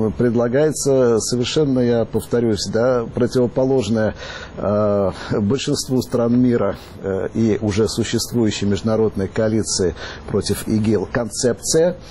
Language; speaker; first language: Russian; native; Russian